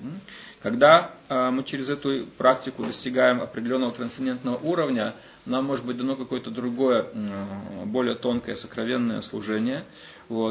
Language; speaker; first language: Russian; native; Russian